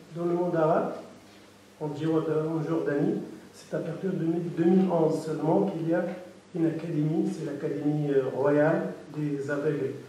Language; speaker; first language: French; non-native, local second language; Arabic